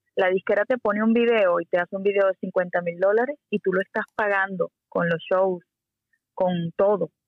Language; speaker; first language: Spanish; native; Spanish